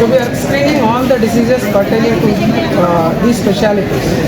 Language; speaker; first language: English; non-native, local second language; Telugu